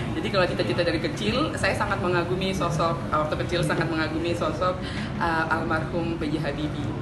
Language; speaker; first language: Indonesian; native; Indonesian